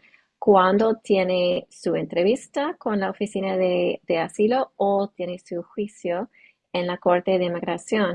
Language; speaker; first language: Spanish; non-native, learner; English